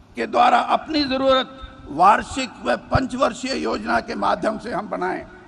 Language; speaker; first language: Hindi; native; Hindi